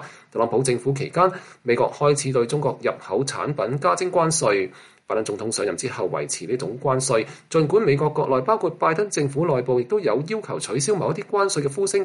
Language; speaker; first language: Chinese; non-native, local second language; Cantonese